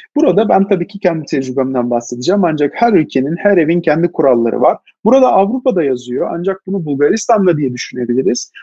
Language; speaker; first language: Turkish; native; Turkish